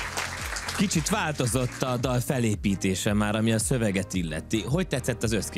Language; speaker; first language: Hungarian; native; Hungarian